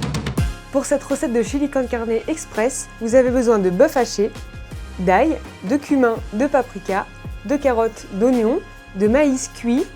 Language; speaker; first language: French; native; French